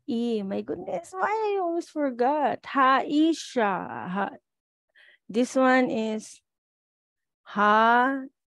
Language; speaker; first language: English; non-native, local second language; Filipino